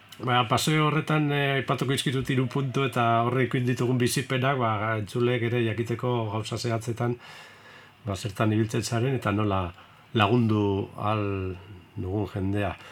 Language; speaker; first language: Basque; native; Basque